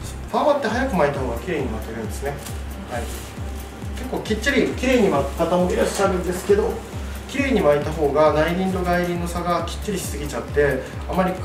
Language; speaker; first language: Japanese; native; Japanese